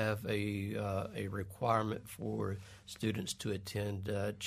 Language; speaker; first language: English; native; English